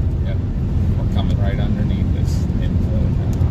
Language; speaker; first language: English; native; English